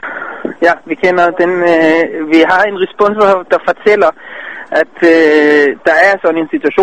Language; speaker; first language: Danish; non-native, fluent; Hebrew